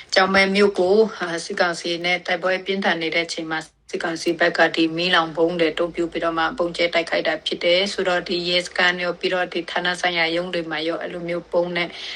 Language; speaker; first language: Burmese; non-native, local second language; Shwe Palaung